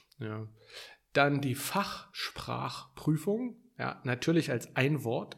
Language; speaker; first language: German; native; German